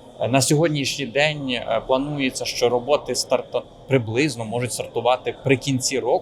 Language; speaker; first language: Ukrainian; native; Ukrainian